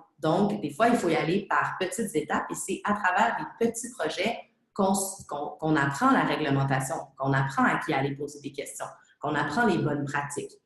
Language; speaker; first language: French; native; French